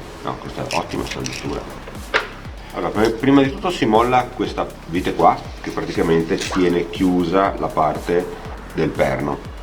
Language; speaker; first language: Italian; native; Italian